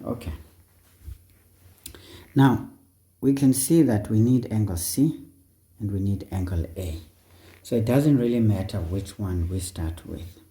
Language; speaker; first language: English; non-native, local second language; Xhosa